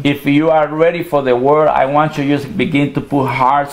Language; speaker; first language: English; non-native, learner; Spanish